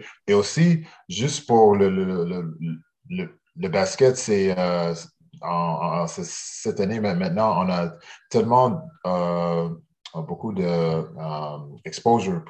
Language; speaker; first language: French; early bilingual, heritage; English